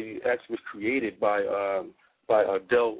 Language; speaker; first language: English; native; English